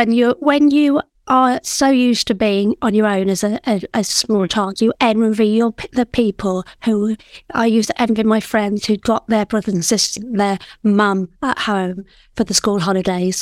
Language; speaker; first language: English; native; English